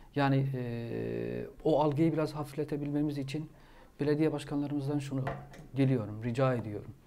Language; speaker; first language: Turkish; non-native, fluent; Arabic